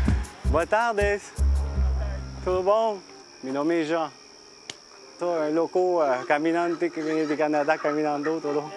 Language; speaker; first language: Portuguese; non-native, learner; French